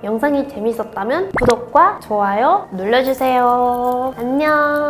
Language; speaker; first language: Korean; non-native, learner; Spanish